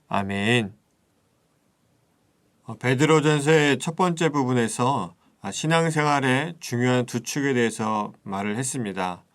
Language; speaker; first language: Korean; native; Korean